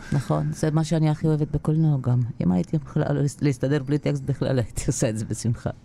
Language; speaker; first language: Hebrew; non-native, fluent; Russian